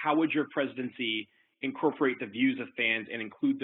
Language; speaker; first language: English; native; English